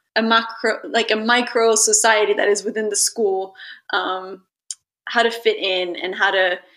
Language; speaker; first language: English; early bilingual, other home language; Italian